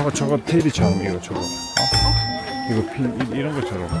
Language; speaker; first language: Korean; non-native, learner; Mongolian